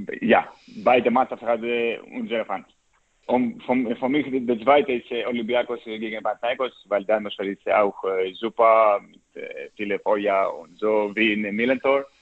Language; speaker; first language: German; non-native, learner; Greek